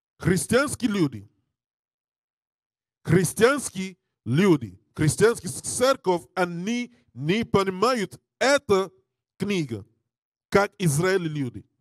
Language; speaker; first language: Russian; non-native, learner; English